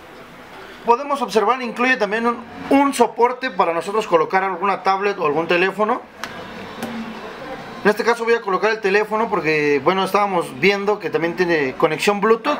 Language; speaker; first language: Spanish; native; Spanish